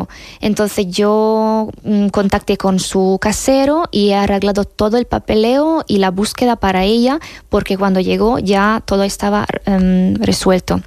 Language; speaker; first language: Spanish; non-native, fluent; Hungarian